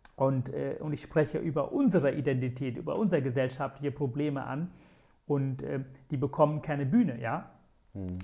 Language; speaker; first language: German; non-native, fluent; Tamil